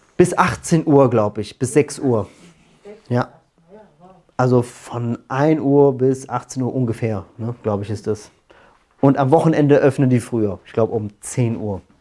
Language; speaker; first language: German; native; German